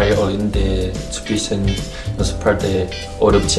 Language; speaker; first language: Korean; non-native, learner; Chinese